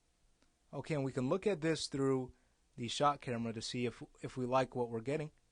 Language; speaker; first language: English; native; English